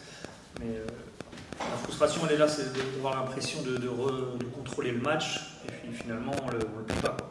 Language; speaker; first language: French; native; French